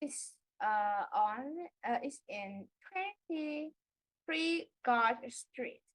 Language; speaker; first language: English; non-native, learner; Vietnamese